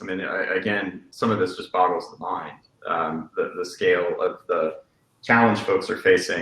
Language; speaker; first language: English; native; English